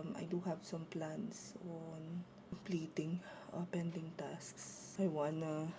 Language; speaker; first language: English; non-native, local second language; Filipino